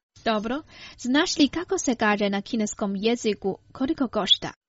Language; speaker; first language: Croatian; non-native, fluent; Chinese